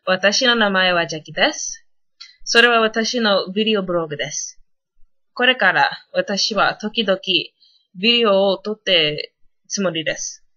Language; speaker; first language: Japanese; non-native, learner; English